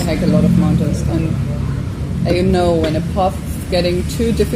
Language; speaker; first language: English; non-native, fluent; German